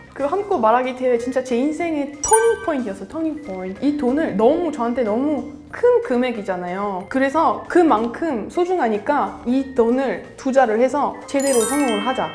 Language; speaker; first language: Korean; non-native, fluent; French